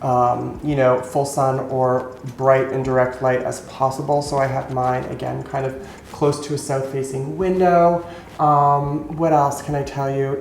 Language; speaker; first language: English; native; English